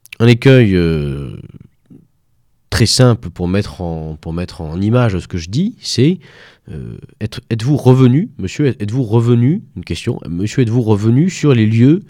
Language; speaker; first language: French; native; French